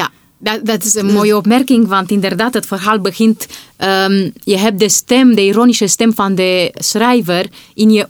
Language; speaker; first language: Dutch; non-native, fluent; Romanian